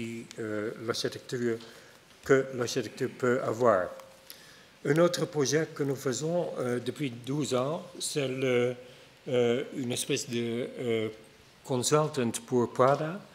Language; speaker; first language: French; non-native, fluent; Dutch